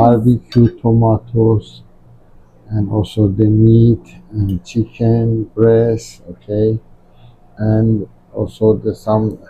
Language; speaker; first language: English; non-native, learner; Persian